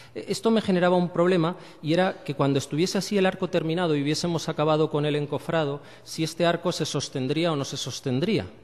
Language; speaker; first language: Spanish; native; Spanish